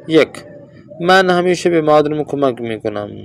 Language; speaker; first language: Persian; non-native, fluent; Urdu